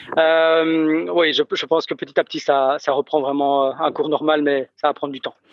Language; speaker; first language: French; native; French